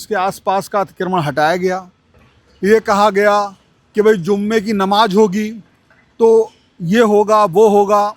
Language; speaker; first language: Hindi; native; Hindi